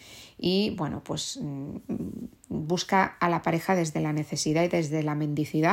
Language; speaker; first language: Spanish; native; Spanish